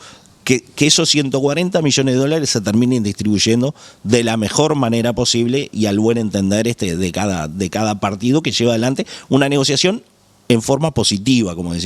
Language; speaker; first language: Spanish; native; Spanish